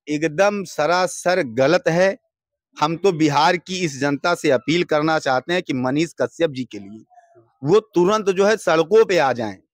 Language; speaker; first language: Hindi; native; Hindi